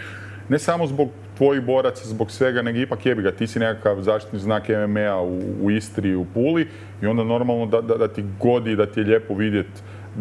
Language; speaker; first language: Croatian; native; Croatian